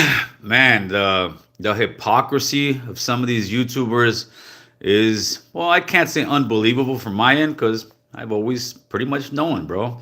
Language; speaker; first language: English; native; English